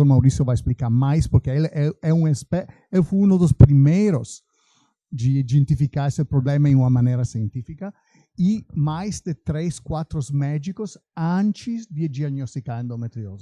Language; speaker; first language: Portuguese; non-native, fluent; Italian